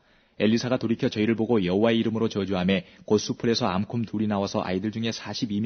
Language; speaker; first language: Korean; native; Korean